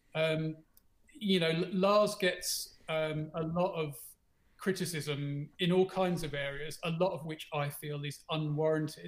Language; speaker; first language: English; native; English